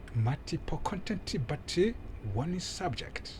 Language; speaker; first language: English; non-native, local second language; Swahili